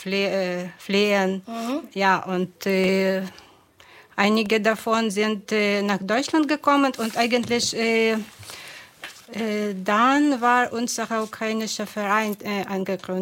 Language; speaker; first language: German; non-native, fluent; Ukrainian